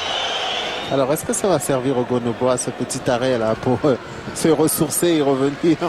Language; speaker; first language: French; native; French